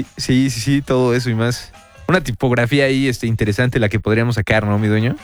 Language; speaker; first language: Spanish; native; Spanish